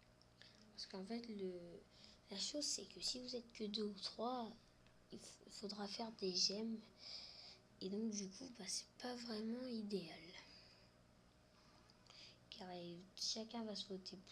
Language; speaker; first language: French; native; French